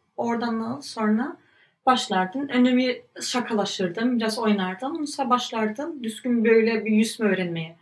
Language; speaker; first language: Turkish; early bilingual, heritage; Turkish